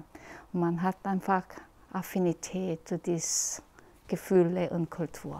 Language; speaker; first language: German; non-native, fluent; Korean